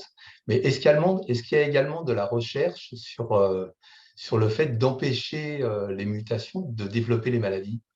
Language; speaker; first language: French; native; French